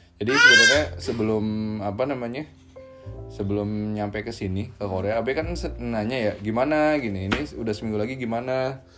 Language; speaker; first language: Indonesian; native; Indonesian